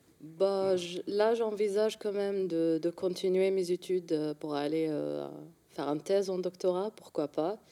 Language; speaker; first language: French; non-native, fluent; Arabic